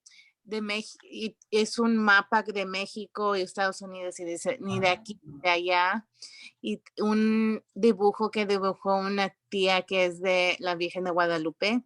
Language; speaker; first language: Spanish; early bilingual, heritage; Spanish